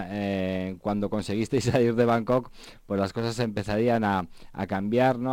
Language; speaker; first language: Spanish; native; Spanish